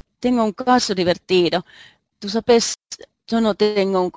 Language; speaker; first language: Spanish; non-native, learner; Finnish